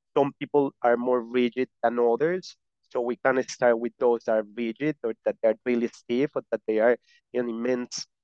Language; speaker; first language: English; non-native, fluent; Spanish